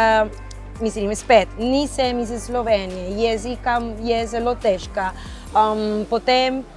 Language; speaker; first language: Slovenian; non-native, fluent; Spanish